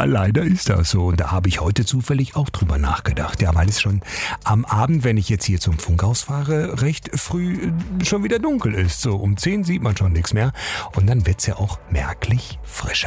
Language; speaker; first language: German; native; German